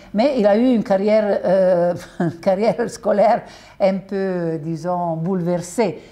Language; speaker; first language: French; non-native, fluent; Italian